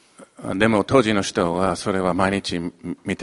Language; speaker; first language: Japanese; non-native, fluent; English